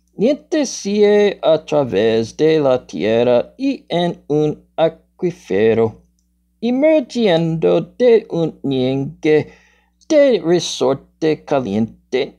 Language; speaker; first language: Spanish; non-native, learner; English